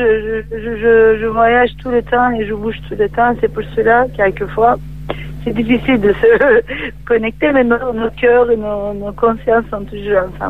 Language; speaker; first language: French; non-native, fluent; Turkish